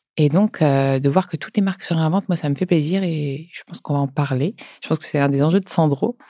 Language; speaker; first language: French; native; French